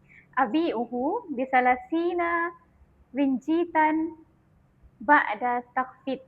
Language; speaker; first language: Arabic; non-native, learner; Malay